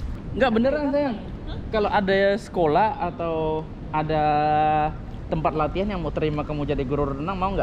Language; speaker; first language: Indonesian; native; Indonesian